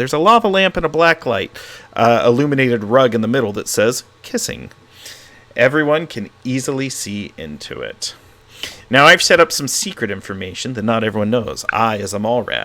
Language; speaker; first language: English; native; English